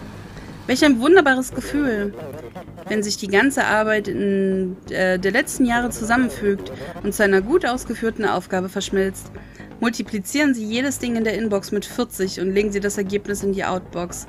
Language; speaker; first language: German; native; German